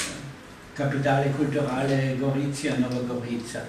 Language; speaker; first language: Italian; non-native, fluent; German